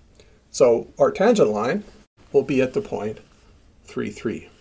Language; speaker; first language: English; native; English